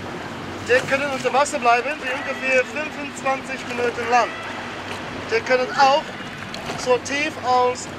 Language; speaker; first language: German; non-native, fluent; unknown